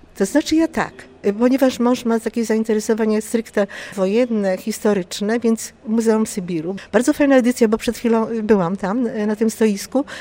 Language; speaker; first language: Polish; native; Polish